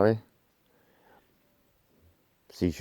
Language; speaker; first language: French; non-native, learner; English